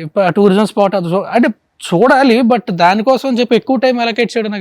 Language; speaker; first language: Telugu; native; Telugu